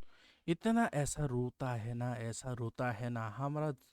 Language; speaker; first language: Hindi; non-native, local second language; Kok Borok